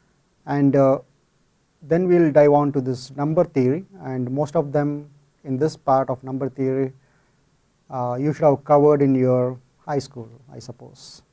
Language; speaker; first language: English; non-native, fluent; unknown